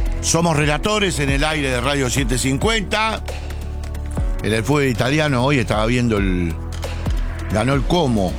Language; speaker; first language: Spanish; native; Spanish